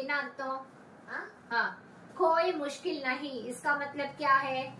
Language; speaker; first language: Hindi; non-native, local second language; Tamil